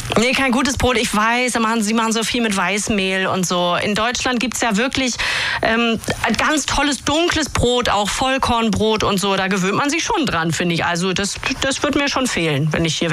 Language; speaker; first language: German; native; German